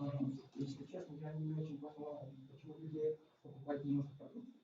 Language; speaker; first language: Russian; native; Russian